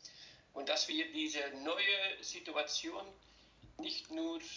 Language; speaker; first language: German; non-native, fluent; Dutch